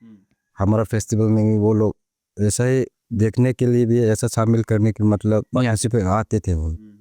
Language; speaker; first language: Hindi; non-native, local second language; Manipuri